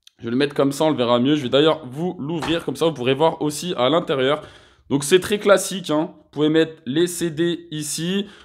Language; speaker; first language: French; native; French